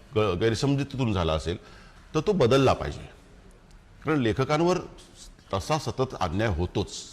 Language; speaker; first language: Marathi; native; Marathi